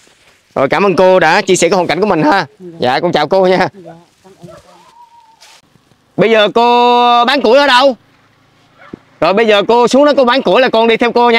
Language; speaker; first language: Vietnamese; native; Vietnamese